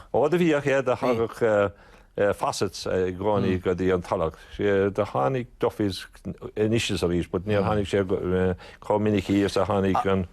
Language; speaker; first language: Irish; native; Irish